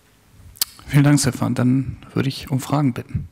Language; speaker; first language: German; native; German